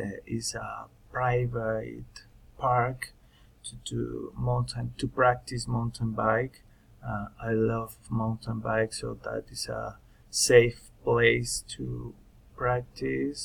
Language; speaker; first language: English; non-native, learner; Spanish